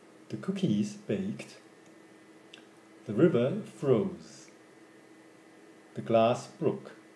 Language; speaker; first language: English; non-native, local second language; Cantonese